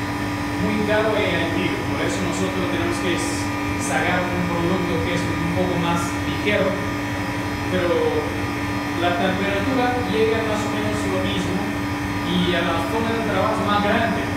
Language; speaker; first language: Spanish; non-native, learner; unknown